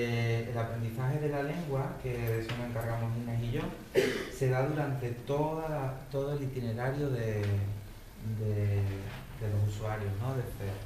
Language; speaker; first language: Spanish; native; Spanish